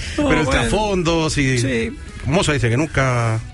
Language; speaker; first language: Spanish; native; Spanish